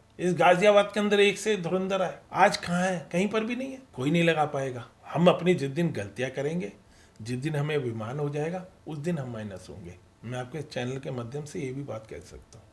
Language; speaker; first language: Hindi; non-native, local second language; Punjabi